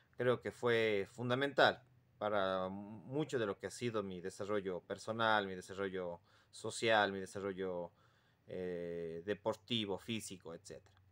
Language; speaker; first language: Spanish; native; Spanish